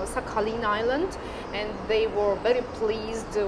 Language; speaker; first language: English; non-native, fluent; Russian